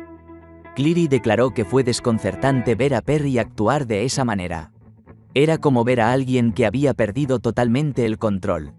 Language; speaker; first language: Spanish; native; Spanish